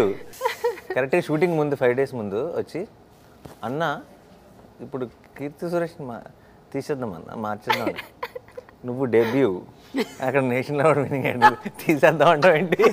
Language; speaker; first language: Telugu; native; Telugu